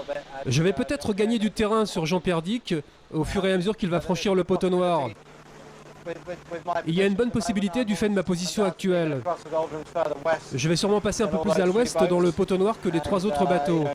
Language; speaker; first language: French; native; French